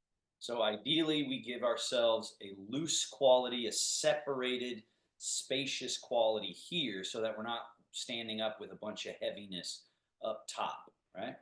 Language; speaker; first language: English; native; English